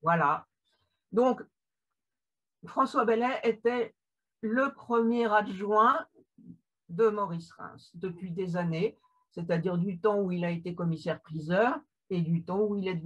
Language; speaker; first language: French; native; French